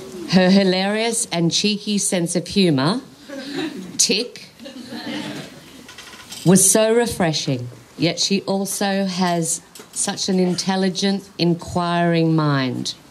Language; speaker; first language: English; native; English